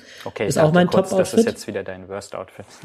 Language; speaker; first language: German; native; German